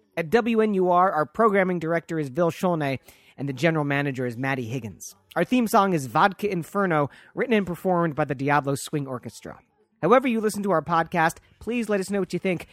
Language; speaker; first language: English; native; English